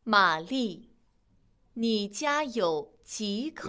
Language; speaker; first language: Chinese; non-native, learner; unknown